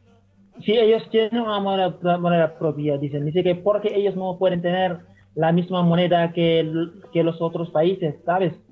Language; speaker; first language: Spanish; non-native, learner; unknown